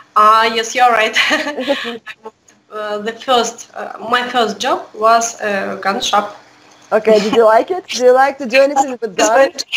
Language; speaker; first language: English; non-native, learner; Russian